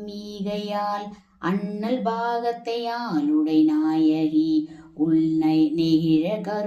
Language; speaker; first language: Tamil; native; Tamil